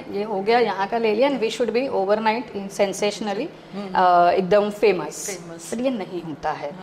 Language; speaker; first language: Hindi; non-native, local second language; Gujarati